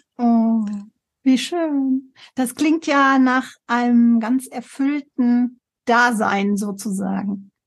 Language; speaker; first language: German; native; German